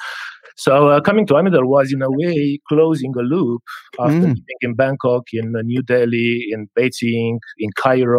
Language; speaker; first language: English; non-native, fluent; Romanian